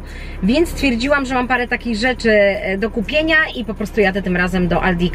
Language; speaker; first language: Polish; native; Polish